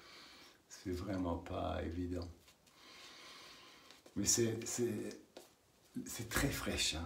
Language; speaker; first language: French; non-native, learner; English